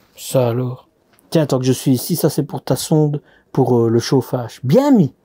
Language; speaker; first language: French; native; French